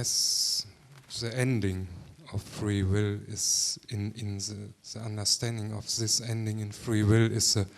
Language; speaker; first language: English; non-native, learner; German